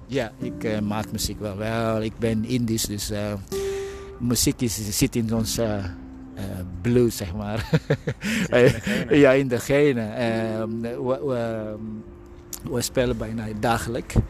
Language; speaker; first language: Dutch; non-native, fluent; Indonesian